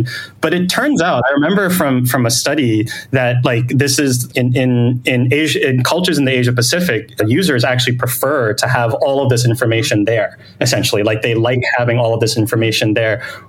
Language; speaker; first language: English; non-native, fluent; Thai